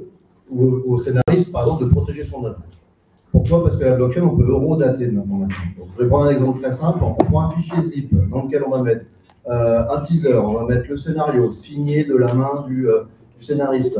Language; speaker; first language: French; native; French